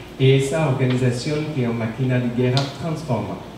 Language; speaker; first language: Portuguese; non-native, learner; French